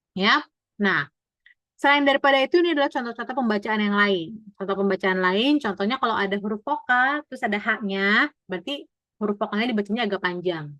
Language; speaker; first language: Indonesian; native; Indonesian